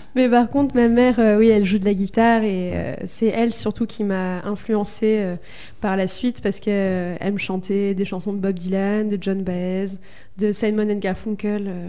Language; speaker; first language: French; early bilingual, other home language; Spanish